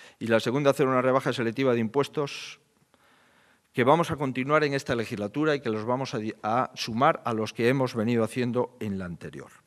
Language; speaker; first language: Spanish; native; Spanish